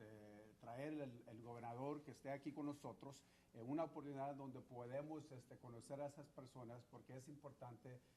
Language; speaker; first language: Spanish; early bilingual, heritage; Spanish